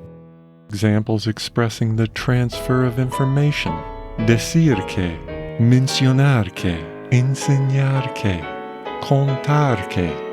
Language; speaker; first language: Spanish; non-native, fluent; English